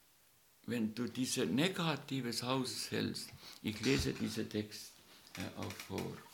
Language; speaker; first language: German; non-native, learner; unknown